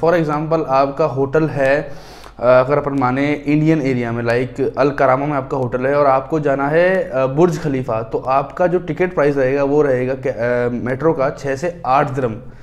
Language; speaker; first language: Hindi; native; Hindi